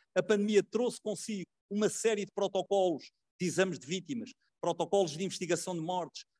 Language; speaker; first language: Portuguese; native; Portuguese